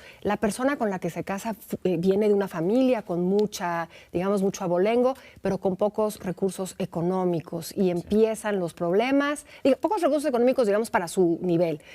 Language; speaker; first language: Spanish; native; Spanish